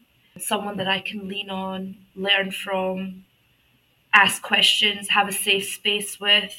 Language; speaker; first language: English; native; English